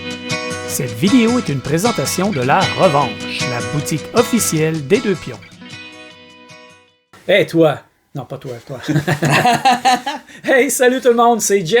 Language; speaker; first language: French; native; French